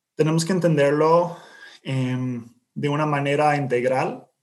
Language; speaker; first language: Spanish; non-native, fluent; English